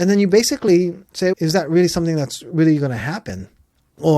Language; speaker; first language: English; native; English